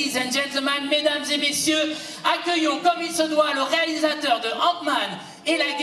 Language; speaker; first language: French; native; French